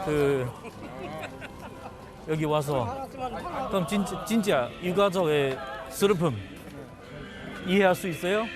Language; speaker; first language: Korean; non-native, fluent; Chinese